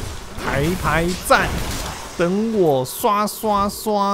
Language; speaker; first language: Chinese; native; Chinese